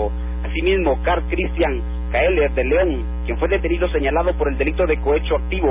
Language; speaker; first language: Spanish; native; Spanish